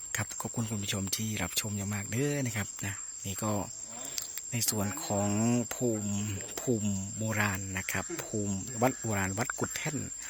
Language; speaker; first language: Thai; native; Thai